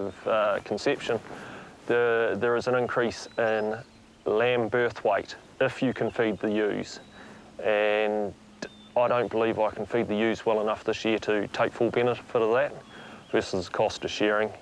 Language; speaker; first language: English; native; English